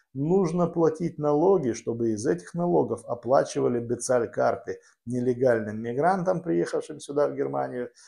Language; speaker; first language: Russian; native; Russian